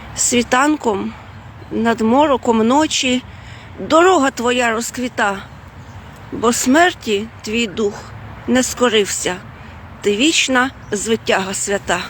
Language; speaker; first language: Ukrainian; non-native, fluent; Lithuanian